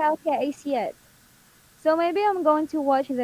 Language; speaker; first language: English; non-native, local second language; Filipino